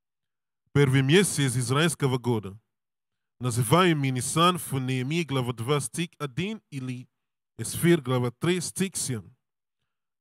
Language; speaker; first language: Russian; non-native, learner; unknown